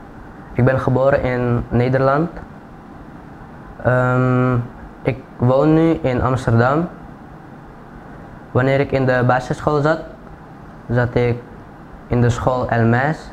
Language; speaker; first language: Dutch; early bilingual, other home language; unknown